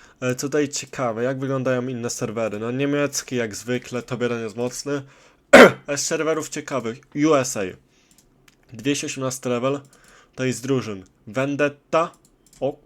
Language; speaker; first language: Polish; native; Polish